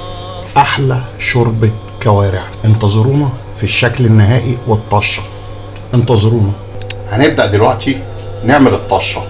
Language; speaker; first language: Arabic; native; Arabic